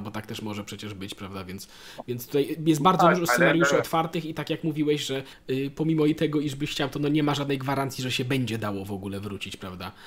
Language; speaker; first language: Polish; native; Polish